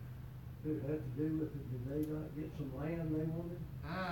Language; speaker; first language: English; native; English